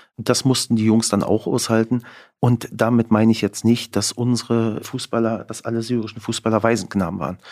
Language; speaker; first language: German; native; German